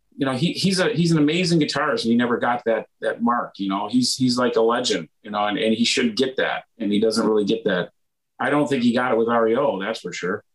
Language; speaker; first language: English; native; English